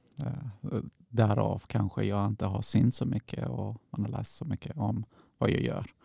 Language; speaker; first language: Swedish; non-native, fluent; Persian